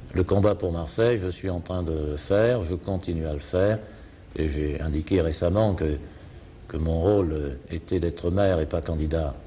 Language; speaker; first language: French; native; French